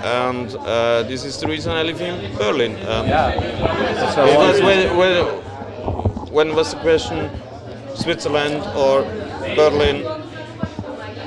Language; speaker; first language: English; non-native, learner; Swiss German